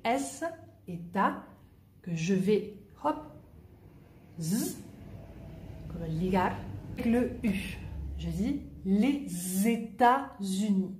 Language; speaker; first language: French; native; French